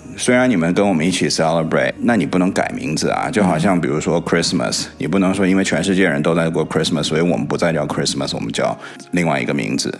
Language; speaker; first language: Chinese; native; Chinese